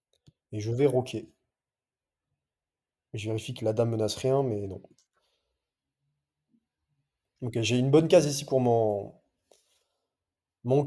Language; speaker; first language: French; native; French